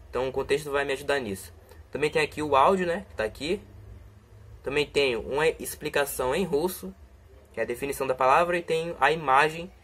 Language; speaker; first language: Portuguese; native; Portuguese